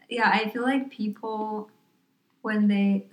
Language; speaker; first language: English; non-native, fluent; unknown